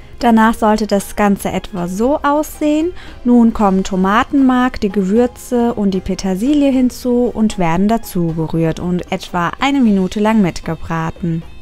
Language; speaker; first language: German; early bilingual, other home language; Turkish